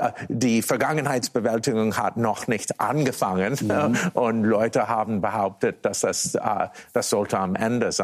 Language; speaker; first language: German; non-native, fluent; English